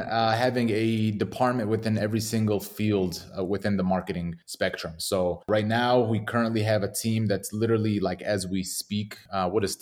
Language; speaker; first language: English; native; English